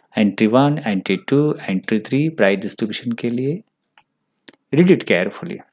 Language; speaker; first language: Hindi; non-native, local second language; Marathi